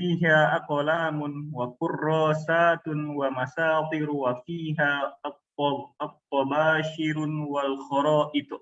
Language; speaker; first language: Arabic; non-native, learner; Indonesian